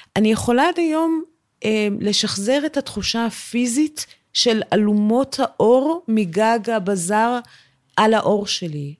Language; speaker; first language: Hebrew; early bilingual, other home language; Persian